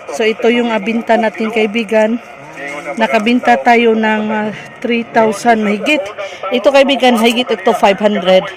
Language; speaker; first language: Filipino; non-native, local second language; Cebuano